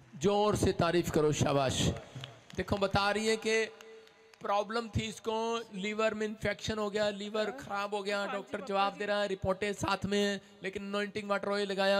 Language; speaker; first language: Hindi; non-native, local second language; Punjabi